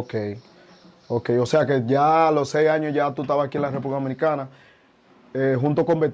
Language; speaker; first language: Spanish; native; Spanish